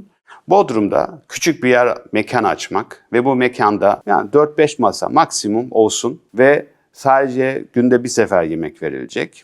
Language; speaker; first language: Turkish; early bilingual, heritage; Turkish